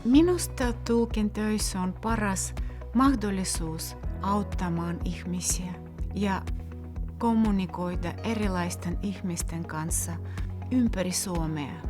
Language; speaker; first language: Finnish; non-native, fluent; Russian